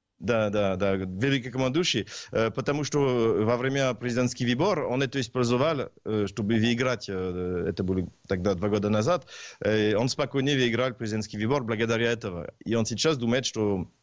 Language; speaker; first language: Russian; non-native, learner; French